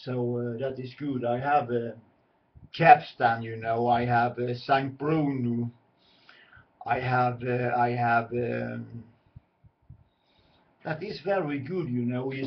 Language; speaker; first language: English; non-native, learner; Swedish